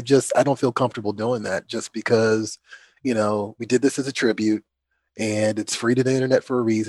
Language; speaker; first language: English; native; English